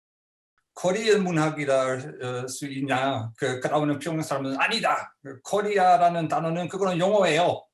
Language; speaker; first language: Korean; non-native, fluent; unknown